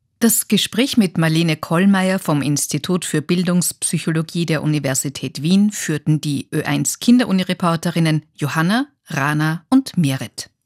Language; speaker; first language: German; native; German